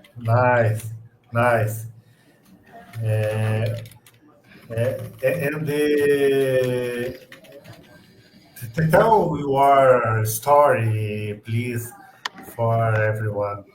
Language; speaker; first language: English; non-native, learner; Portuguese